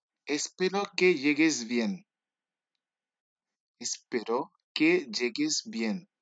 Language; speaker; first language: Spanish; non-native, learner; Haitian Creole